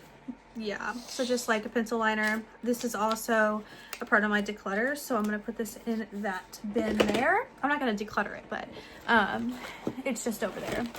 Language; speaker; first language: English; native; English